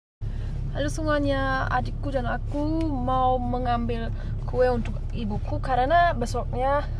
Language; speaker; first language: Indonesian; non-native, learner; Turkish